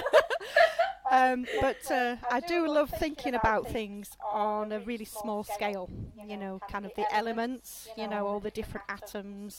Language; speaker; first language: English; native; English